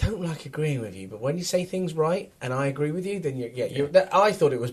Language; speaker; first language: English; native; English